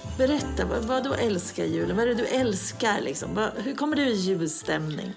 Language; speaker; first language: Swedish; native; Swedish